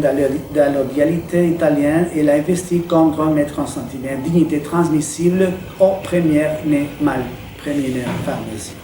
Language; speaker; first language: French; non-native, fluent; Spanish